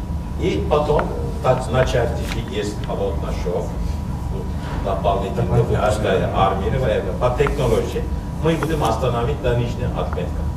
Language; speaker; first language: Russian; non-native, learner; Turkish